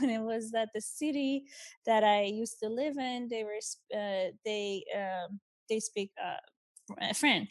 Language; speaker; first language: English; non-native, fluent; Persian